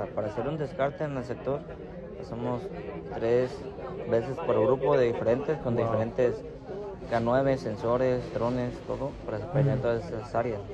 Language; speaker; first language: Spanish; native; Spanish